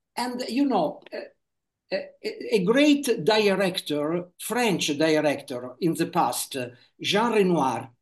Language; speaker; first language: English; non-native, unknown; Italian